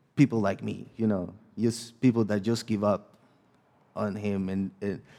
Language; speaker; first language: English; non-native, fluent; Spanish